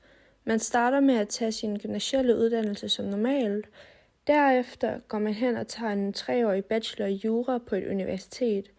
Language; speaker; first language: Danish; native; Danish